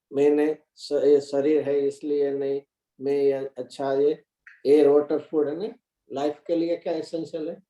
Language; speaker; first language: Hindi; non-native, local second language; Gujarati